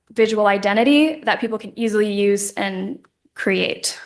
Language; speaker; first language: English; native; English